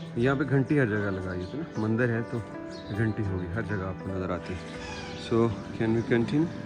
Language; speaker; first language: Urdu; native; Urdu